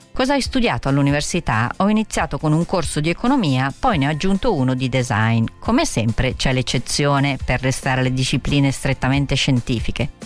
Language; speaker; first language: Italian; native; Italian